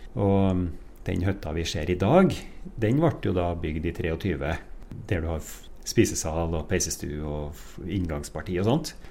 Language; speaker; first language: Norwegian; native; Norwegian